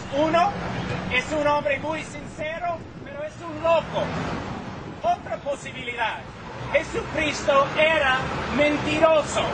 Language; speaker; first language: Spanish; non-native, fluent; English